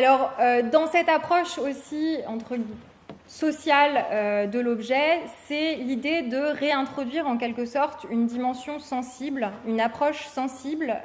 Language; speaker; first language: French; native; French